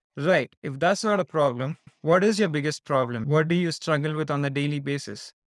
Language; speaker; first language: English; non-native, local second language; Telugu